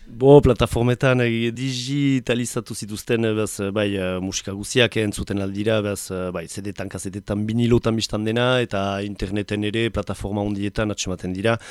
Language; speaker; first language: Basque; native; Basque